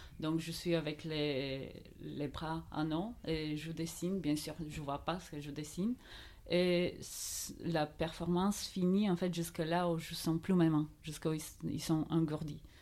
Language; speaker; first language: French; non-native, fluent; Bulgarian